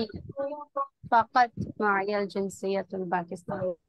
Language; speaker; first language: Arabic; non-native, learner; Urdu